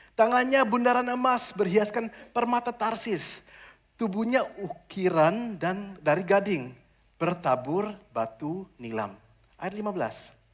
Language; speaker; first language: Indonesian; non-native, fluent; German